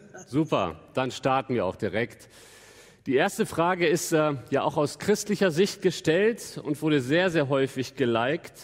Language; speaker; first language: German; native; German